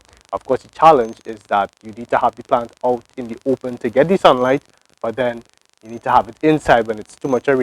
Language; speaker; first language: English; native; English